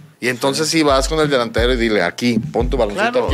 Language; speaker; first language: Spanish; native; Spanish